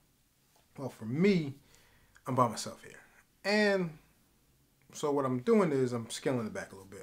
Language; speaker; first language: English; native; English